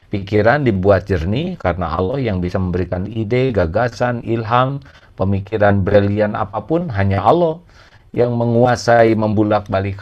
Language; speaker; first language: Indonesian; native; Indonesian